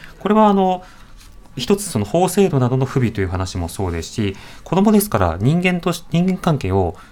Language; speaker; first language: Japanese; native; Japanese